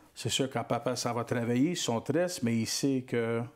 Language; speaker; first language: French; native; French